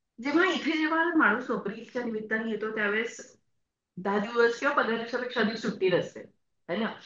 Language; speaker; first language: Marathi; native; Marathi